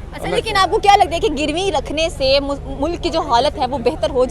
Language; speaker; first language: Urdu; native; Urdu